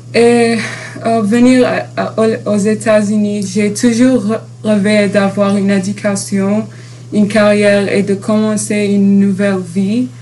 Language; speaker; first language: French; non-native, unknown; Arabic